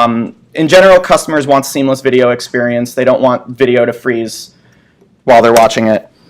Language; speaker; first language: English; native; English